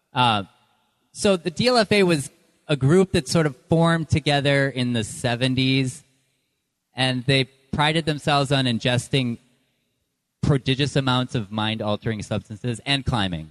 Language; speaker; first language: English; native; English